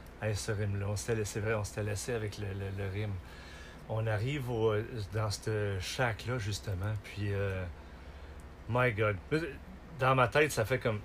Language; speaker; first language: French; native; French